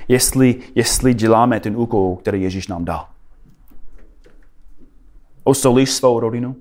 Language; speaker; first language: Czech; non-native, fluent; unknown